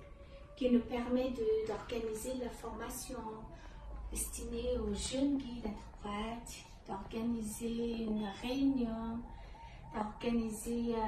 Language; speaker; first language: French; non-native, fluent; Mongolian